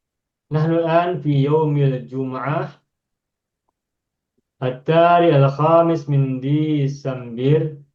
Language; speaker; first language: Arabic; non-native, fluent; Indonesian